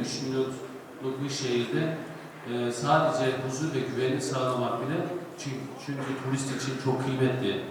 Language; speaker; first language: Turkish; native; Turkish